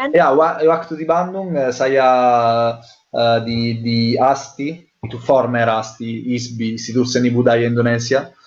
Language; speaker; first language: Indonesian; non-native, learner; Italian